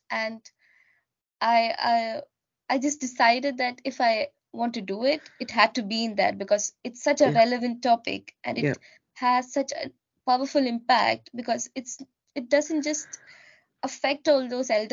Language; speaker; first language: English; non-native, local second language; Malayalam